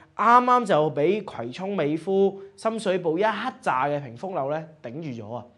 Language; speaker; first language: Cantonese; native; Cantonese